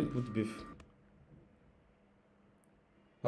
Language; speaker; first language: Turkish; non-native, learner; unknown